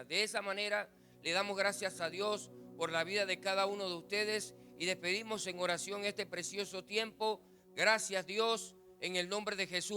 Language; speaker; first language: Spanish; native; Spanish